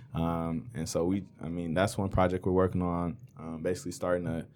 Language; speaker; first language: English; native; English